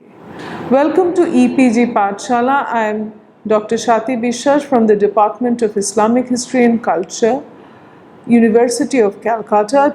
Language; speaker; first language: English; non-native, local second language; Bangla